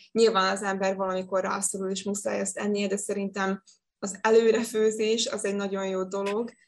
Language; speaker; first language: Hungarian; native; Hungarian